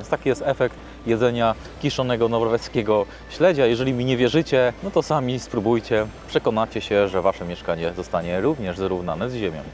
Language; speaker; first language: Polish; native; Polish